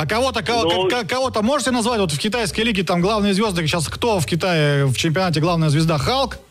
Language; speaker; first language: Russian; native; Russian